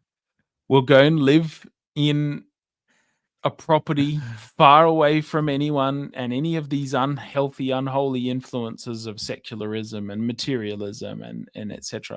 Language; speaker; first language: English; native; English